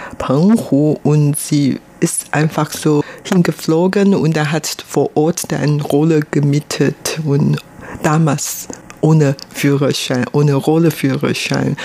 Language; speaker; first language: German; non-native, fluent; Hakka Chinese